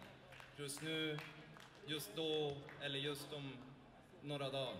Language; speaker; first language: Swedish; native; Swedish